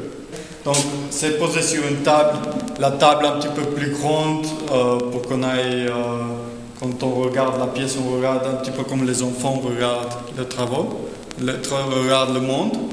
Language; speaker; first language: French; non-native, fluent; Spanish